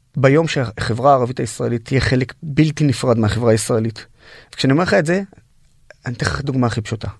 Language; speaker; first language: Hebrew; non-native, local second language; Arabic